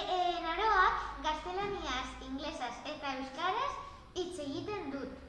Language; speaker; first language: Basque; non-native, local second language; Spanish